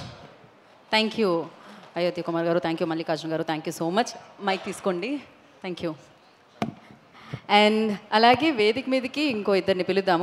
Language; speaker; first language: Telugu; native; Telugu